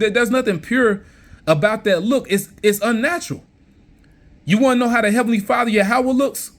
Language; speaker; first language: English; native; English